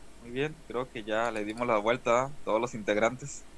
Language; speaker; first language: Spanish; native; Spanish